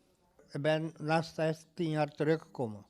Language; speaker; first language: Dutch; non-native, local second language; Papiamento